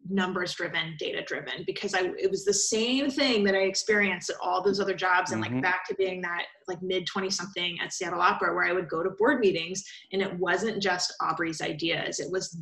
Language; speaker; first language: English; native; English